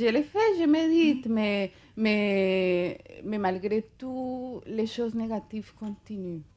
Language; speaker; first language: French; non-native, fluent; Spanish